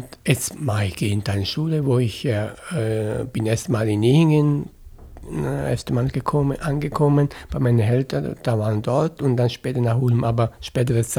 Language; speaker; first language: German; non-native, fluent; Italian